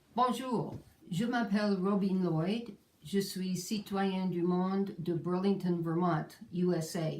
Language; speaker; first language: French; non-native, fluent; English